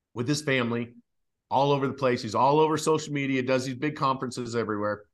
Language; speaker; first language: English; native; English